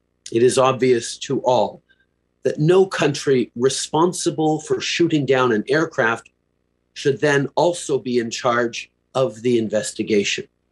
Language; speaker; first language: English; early bilingual, other home language; French